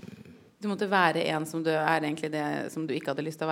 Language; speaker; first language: Norwegian; native; Norwegian